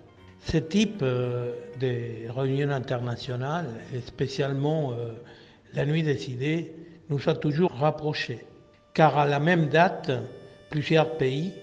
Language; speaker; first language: French; non-native, fluent; Spanish